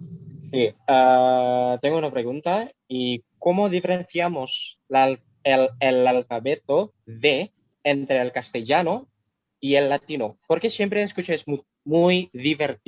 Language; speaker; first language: Spanish; non-native, learner; Indonesian